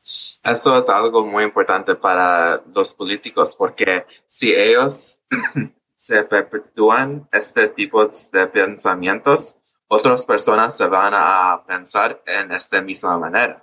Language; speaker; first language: Spanish; early bilingual, heritage; English